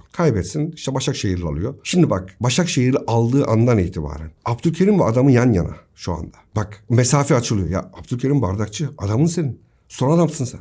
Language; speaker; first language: Turkish; native; Turkish